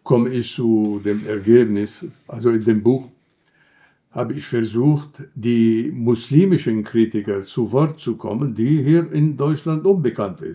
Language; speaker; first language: German; non-native, fluent; Arabic